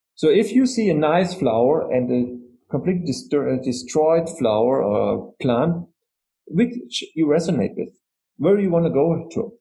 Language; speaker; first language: English; non-native, fluent; German